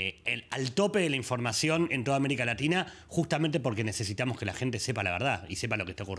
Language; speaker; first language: Spanish; native; Spanish